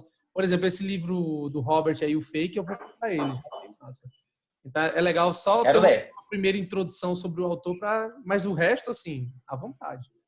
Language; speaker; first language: Portuguese; native; Portuguese